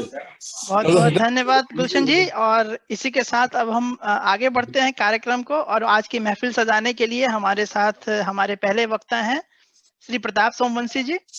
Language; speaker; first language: Hindi; native; Hindi